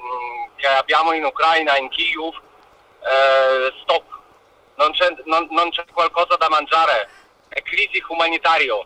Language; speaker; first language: Italian; non-native, learner; Ukrainian